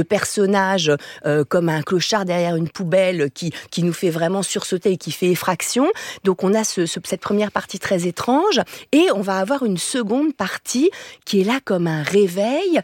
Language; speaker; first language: French; native; French